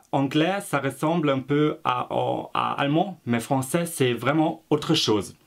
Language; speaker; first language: French; non-native, fluent; German